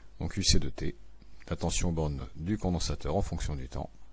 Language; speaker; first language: French; native; French